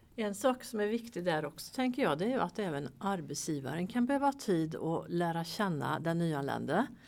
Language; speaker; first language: Swedish; native; Swedish